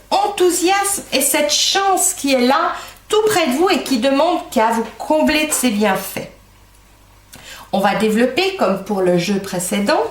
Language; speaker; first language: French; native; French